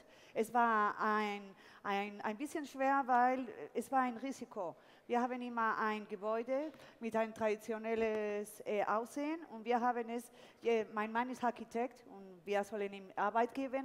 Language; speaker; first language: German; non-native, fluent; Spanish